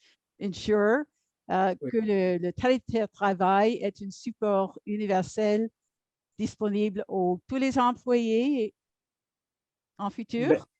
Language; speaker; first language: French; non-native, learner; English